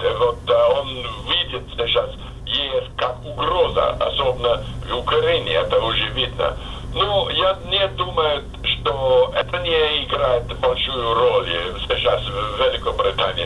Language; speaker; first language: Russian; non-native, fluent; English